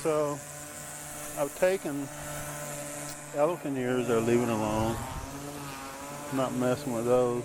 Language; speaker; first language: English; native; English